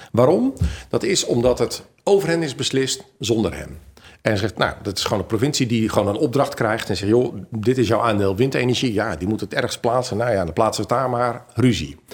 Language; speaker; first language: Dutch; native; Dutch